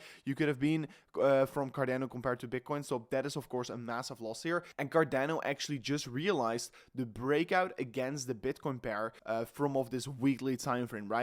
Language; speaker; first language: English; non-native, fluent; Dutch